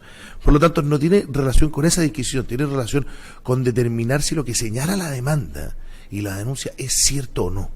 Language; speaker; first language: Spanish; native; Spanish